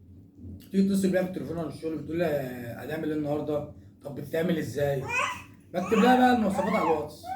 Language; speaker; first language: Arabic; native; Arabic